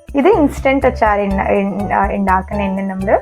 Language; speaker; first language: Malayalam; non-native, learner; Hindi